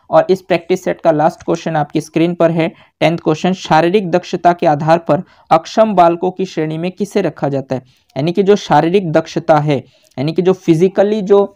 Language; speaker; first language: Hindi; native; Hindi